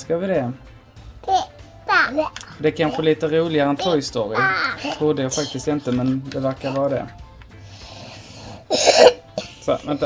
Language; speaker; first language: Swedish; native; Swedish